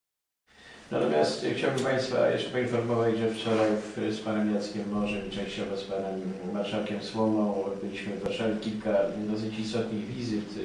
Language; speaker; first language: Polish; native; Polish